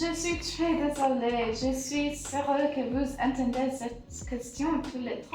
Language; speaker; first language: French; non-native, learner; English